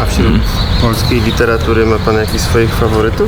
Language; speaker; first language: Polish; native; Polish